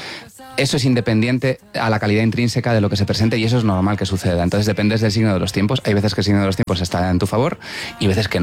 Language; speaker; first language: Spanish; native; Spanish